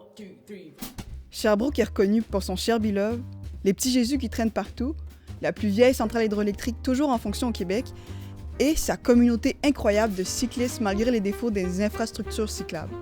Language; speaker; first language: French; native; French